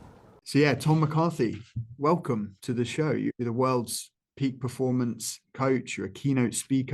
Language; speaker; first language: English; native; English